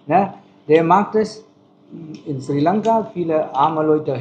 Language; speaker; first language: German; non-native, learner; Tamil